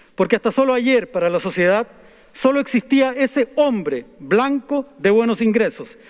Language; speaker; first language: Spanish; native; Spanish